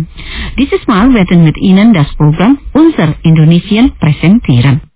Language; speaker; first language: German; non-native, fluent; Indonesian